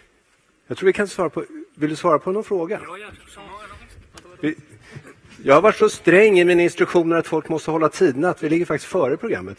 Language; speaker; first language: Swedish; native; Swedish